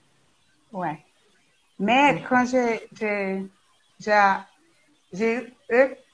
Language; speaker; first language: French; non-native, learner; Portuguese